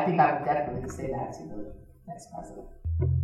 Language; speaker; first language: English; native; English